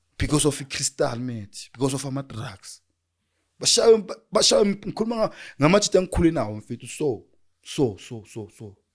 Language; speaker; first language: Zulu; native; Zulu